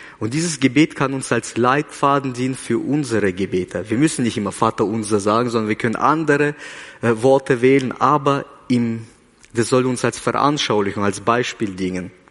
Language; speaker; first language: German; early bilingual, other home language; Russian